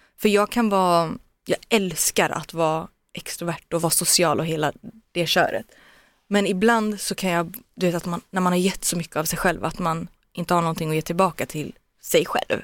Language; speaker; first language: Swedish; early bilingual, other home language; Turoyo